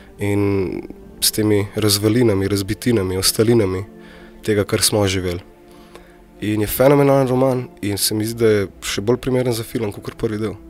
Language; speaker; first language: Slovenian; early bilingual, other home language; Bosnian